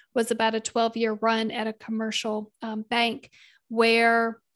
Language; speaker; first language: English; native; English